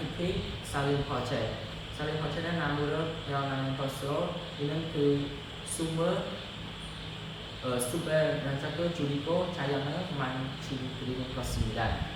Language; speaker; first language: Korean; non-native, learner; Khmer